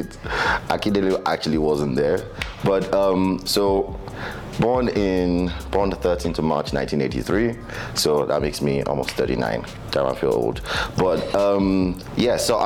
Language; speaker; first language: English; non-native, local second language; Yoruba